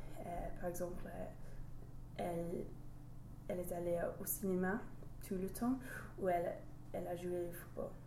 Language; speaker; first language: French; non-native, learner; English